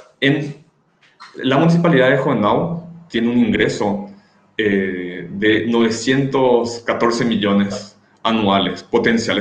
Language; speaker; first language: Spanish; native; Spanish